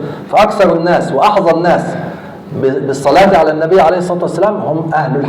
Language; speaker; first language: Arabic; native; Arabic